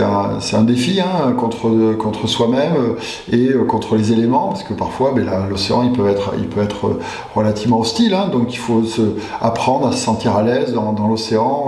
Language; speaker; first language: French; native; French